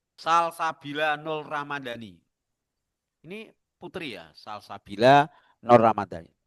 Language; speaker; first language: Indonesian; native; Indonesian